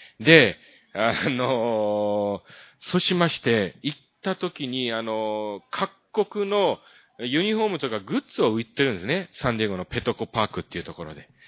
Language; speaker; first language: Japanese; early bilingual, other home language; Korean